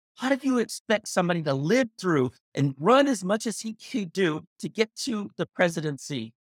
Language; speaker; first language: English; native; English